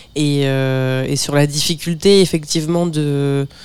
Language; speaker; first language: French; native; French